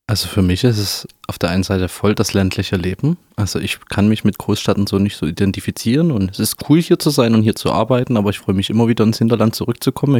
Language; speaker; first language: German; native; German